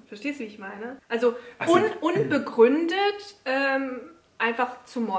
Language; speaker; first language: German; native; German